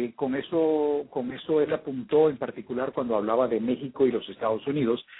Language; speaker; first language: Spanish; early bilingual, heritage; Spanish